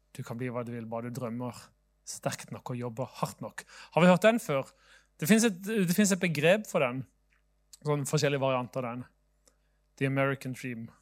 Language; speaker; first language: Norwegian; native; Norwegian